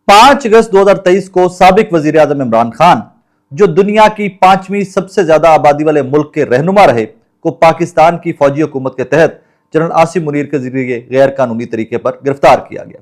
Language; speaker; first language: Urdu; non-native, local second language; Punjabi